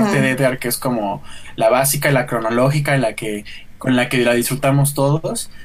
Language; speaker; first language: Spanish; native; Spanish